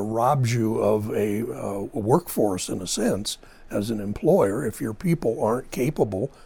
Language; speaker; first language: English; native; English